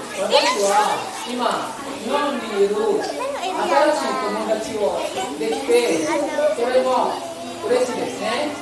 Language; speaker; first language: Japanese; non-native, learner; Indonesian